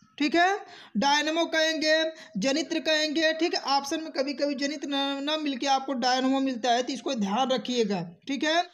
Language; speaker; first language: Hindi; native; Hindi